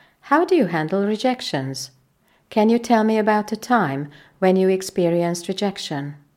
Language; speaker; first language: English; non-native, fluent; Hungarian